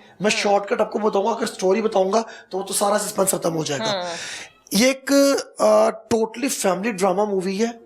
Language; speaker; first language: Urdu; non-native, local second language; Punjabi